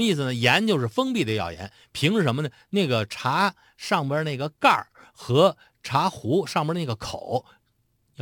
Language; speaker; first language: Chinese; native; Chinese